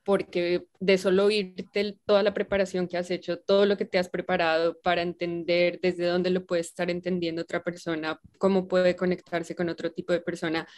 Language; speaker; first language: Spanish; early bilingual, heritage; Spanish